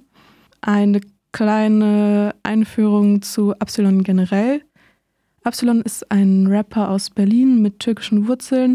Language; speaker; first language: German; native; German